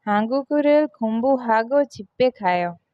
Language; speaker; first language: Korean; non-native, learner; Hindi